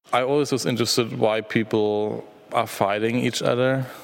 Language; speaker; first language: English; non-native, fluent; German